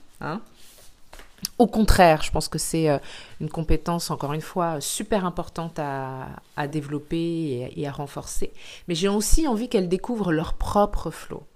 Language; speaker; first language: French; native; French